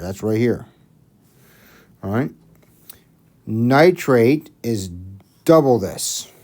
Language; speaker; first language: English; native; English